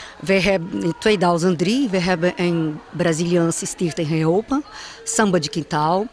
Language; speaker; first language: Dutch; non-native, learner; Portuguese